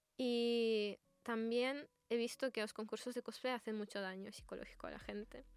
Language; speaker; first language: Spanish; non-native, fluent; Russian